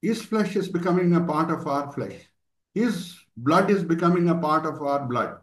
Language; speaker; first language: English; non-native, local second language; Telugu